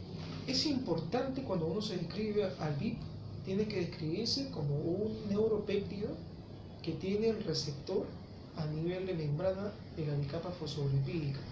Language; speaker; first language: Spanish; native; Spanish